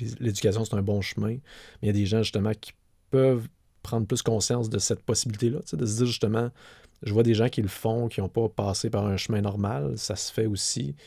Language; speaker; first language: French; native; French